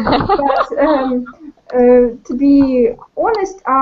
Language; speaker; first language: English; non-native, learner; Russian